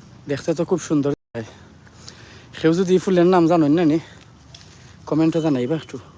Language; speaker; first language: Bangla; native; Bangla